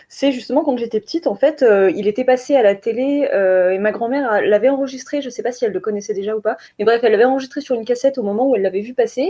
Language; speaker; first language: French; native; French